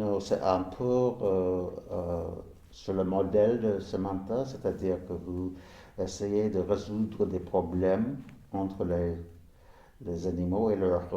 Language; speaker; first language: French; non-native, fluent; English